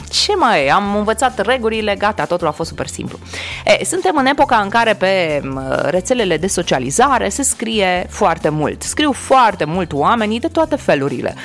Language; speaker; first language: Romanian; native; Romanian